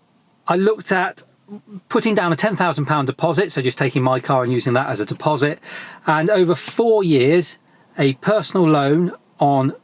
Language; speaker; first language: English; native; English